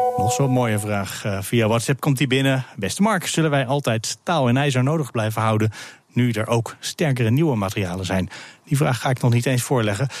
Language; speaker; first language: Dutch; native; Dutch